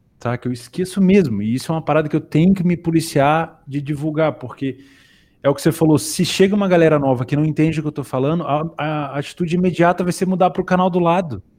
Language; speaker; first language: Portuguese; native; Portuguese